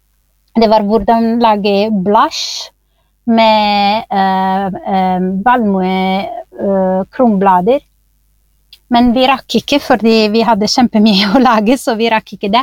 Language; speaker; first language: Norwegian; non-native, fluent; Italian